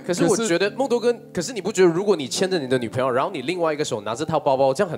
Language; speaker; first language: Chinese; native; Chinese